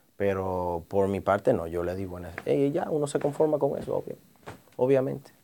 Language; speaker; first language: Spanish; early bilingual, heritage; Spanish